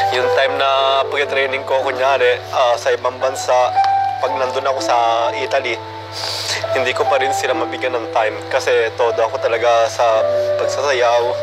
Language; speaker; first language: Filipino; native; Filipino